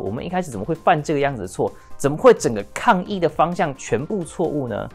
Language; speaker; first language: Chinese; native; Chinese